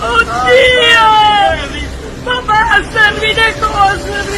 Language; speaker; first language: Italian; native; Italian